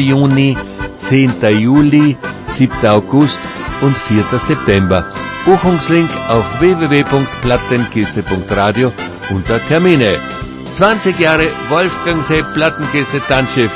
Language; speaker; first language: German; native; German